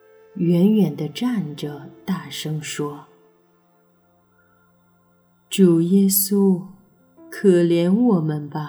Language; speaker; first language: Chinese; native; Chinese